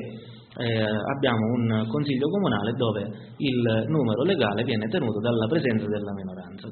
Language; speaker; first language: Italian; native; Italian